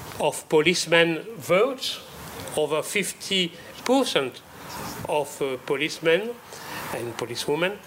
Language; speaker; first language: English; non-native, fluent; French